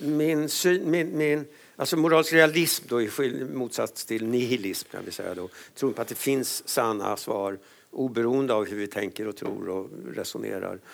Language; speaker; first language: Swedish; native; Swedish